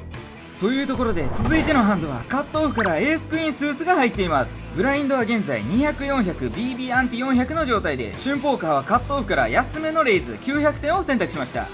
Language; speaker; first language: Japanese; native; Japanese